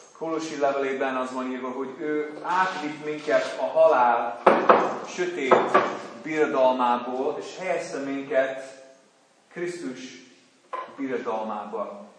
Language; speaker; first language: Hungarian; non-native, fluent; English